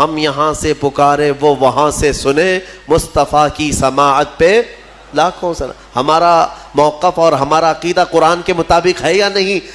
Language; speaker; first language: Urdu; native; Urdu